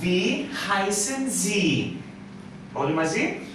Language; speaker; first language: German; non-native, fluent; Greek